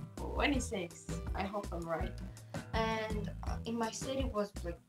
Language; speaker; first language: English; non-native, fluent; Turkish